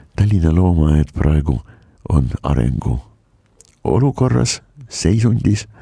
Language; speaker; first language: Estonian; non-native, local second language; Russian